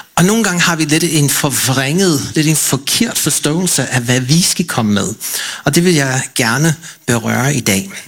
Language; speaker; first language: Danish; non-native, fluent; English